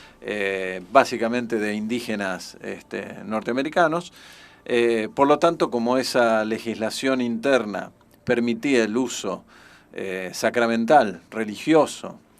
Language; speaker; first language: Spanish; native; Spanish